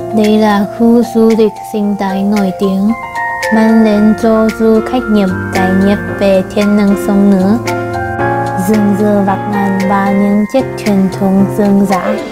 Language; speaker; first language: Vietnamese; non-native, learner; Chinese